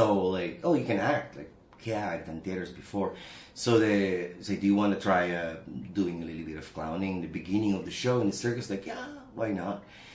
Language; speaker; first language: English; non-native, local second language; Filipino